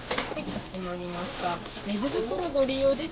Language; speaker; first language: Japanese; native; Japanese